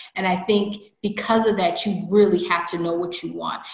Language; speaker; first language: English; native; English